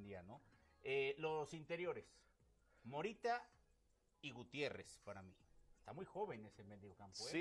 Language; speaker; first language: Spanish; native; Spanish